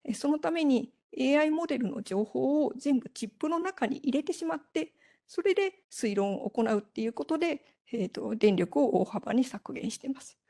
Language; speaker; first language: Japanese; native; Japanese